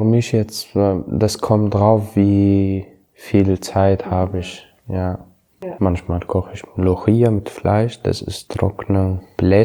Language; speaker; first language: German; non-native, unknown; Arabic